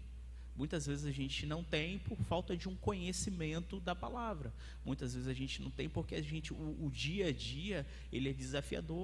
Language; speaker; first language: Portuguese; native; Portuguese